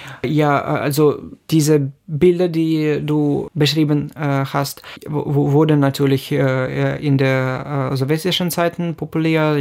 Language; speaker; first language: German; non-native, fluent; Ukrainian